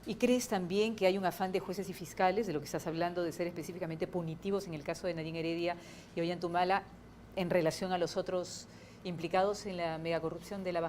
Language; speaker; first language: Spanish; native; Spanish